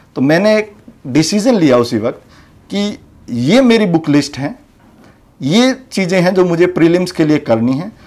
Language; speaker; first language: Hindi; native; Hindi